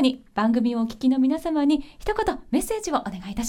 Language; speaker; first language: Japanese; native; Japanese